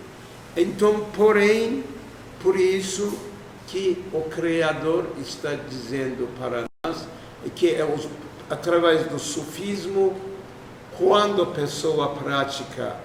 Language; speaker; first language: Portuguese; non-native, fluent; Turkish